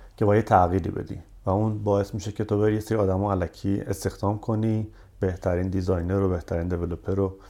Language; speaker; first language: Persian; native; Persian